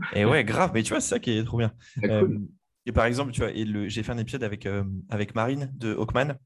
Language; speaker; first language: French; native; French